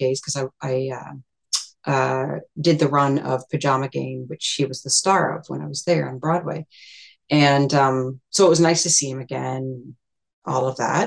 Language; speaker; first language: English; native; English